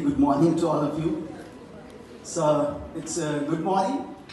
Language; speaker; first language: English; non-native, local second language; Urdu